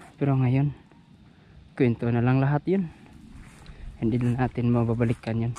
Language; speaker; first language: Filipino; non-native, local second language; Cebuano